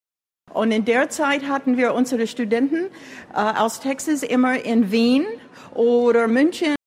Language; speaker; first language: German; non-native, fluent; English